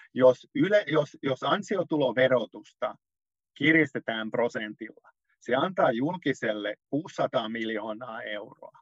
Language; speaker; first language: Finnish; non-native, local second language; Swedish